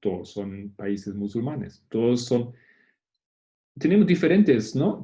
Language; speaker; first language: Spanish; non-native, fluent; Portuguese